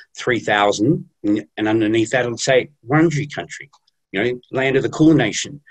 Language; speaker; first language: English; native; English